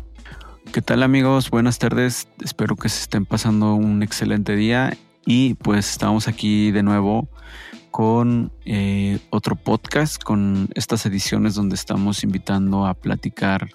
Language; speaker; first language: Spanish; native; Spanish